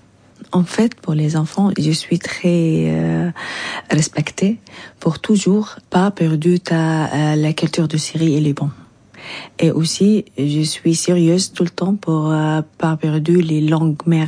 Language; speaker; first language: French; non-native, learner; Arabic